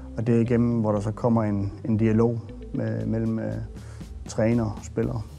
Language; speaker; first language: Danish; native; Danish